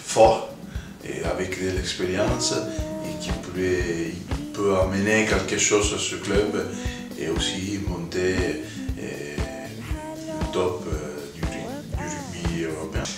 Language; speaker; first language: French; non-native, fluent; Italian